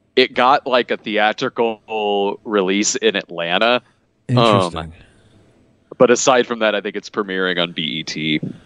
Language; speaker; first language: English; native; English